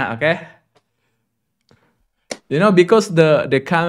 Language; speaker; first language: English; non-native, learner; Indonesian